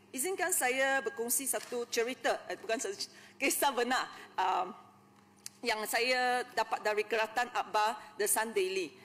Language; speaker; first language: Malay; non-native, local second language; Chinese